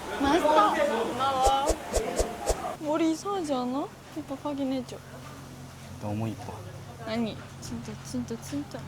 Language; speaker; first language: Korean; non-native, learner; Japanese